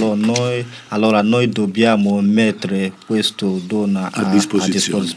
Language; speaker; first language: Italian; non-native, learner; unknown